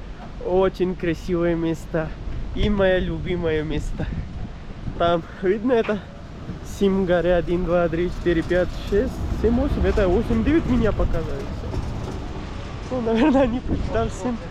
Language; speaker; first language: Russian; non-native, learner; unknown